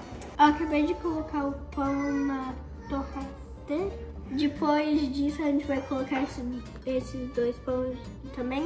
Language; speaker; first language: Portuguese; early bilingual, heritage; English